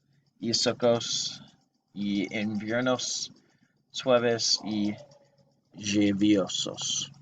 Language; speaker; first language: Spanish; non-native, learner; English